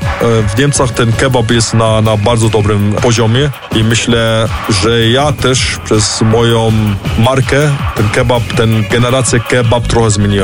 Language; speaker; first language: Polish; early bilingual, heritage; German